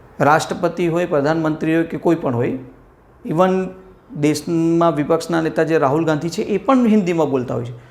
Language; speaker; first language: Gujarati; non-native, local second language; Hindi